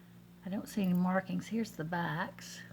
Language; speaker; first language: English; native; English